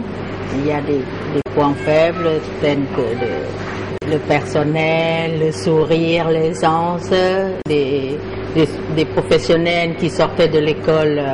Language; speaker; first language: French; non-native, fluent; Lao